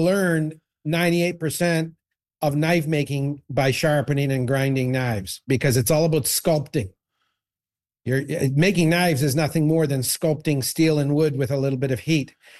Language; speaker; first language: English; native; English